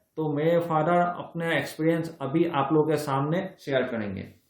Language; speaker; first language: Hindi; non-native, local second language; Assamese